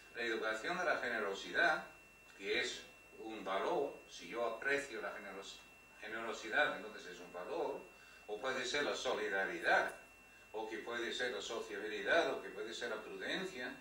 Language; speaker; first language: Spanish; non-native, fluent; English